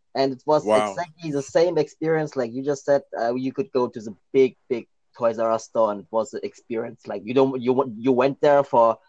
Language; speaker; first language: English; early bilingual, other home language; Thai